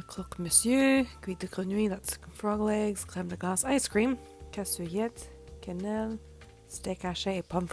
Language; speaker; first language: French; non-native, learner; English